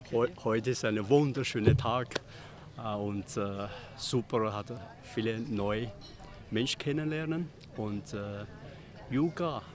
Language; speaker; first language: German; non-native, learner; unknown